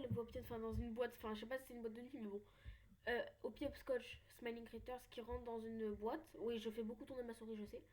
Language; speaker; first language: French; native; French